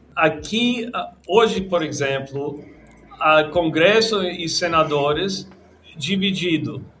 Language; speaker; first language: Portuguese; non-native, learner; English